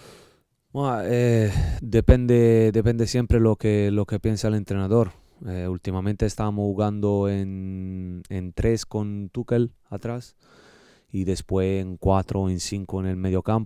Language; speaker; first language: Spanish; non-native, learner; Italian